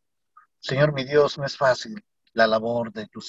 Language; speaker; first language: Spanish; native; Spanish